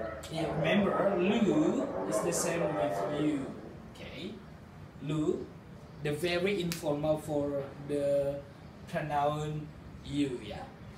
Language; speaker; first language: English; non-native, fluent; Indonesian